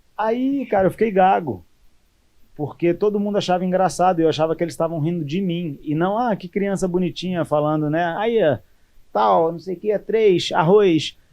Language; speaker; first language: Portuguese; native; Portuguese